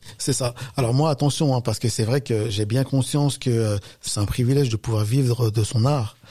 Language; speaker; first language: French; native; French